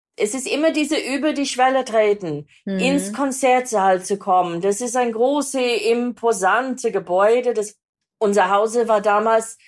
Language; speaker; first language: German; non-native, fluent; English